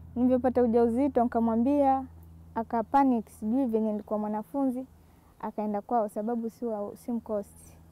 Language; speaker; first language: Swahili; native; Swahili